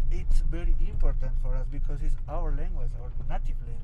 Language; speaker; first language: English; non-native, learner; Spanish